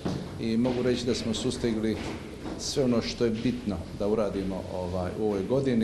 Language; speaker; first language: Serbian; native; Serbian